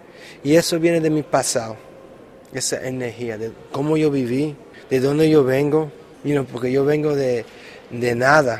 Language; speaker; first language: Spanish; early bilingual, heritage; Spanish